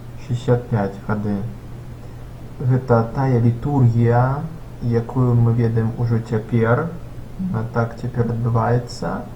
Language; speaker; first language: Belarusian; non-native, local second language; Russian